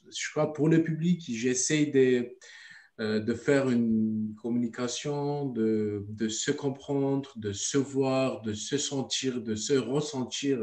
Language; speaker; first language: French; non-native, learner; Turkish